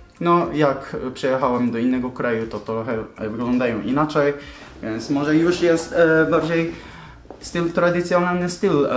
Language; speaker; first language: Polish; non-native, learner; Japanese